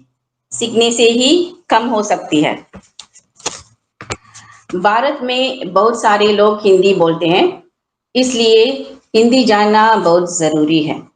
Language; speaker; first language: Hindi; non-native, learner; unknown